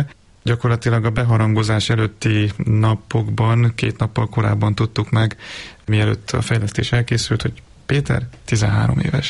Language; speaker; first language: Hungarian; native; Hungarian